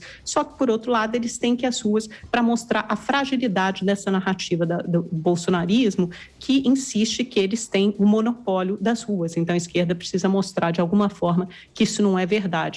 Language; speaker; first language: Portuguese; native; Portuguese